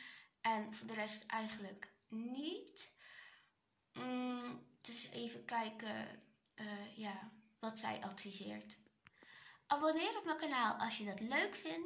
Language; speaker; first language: Dutch; native; Dutch